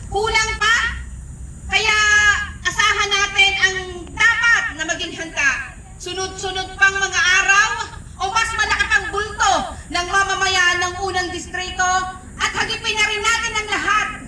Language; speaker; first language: Filipino; native; Filipino